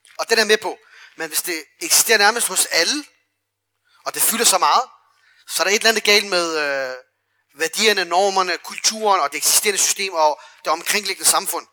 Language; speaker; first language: Danish; early bilingual, other home language; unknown